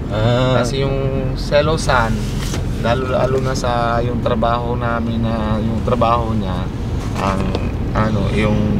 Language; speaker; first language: Filipino; non-native, local second language; Cebuano